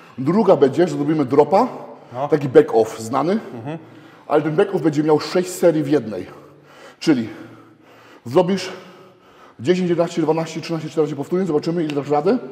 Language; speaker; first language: Polish; early bilingual, heritage; Polish